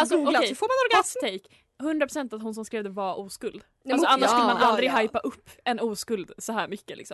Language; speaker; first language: Swedish; native; Swedish